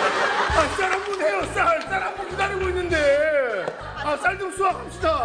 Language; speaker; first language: Korean; native; Korean